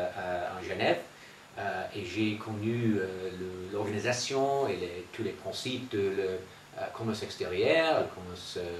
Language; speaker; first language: French; non-native, fluent; English